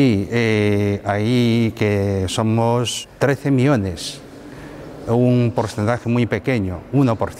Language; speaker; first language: Spanish; non-native, fluent; Chinese